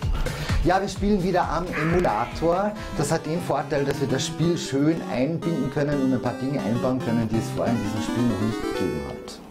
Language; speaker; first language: German; native; German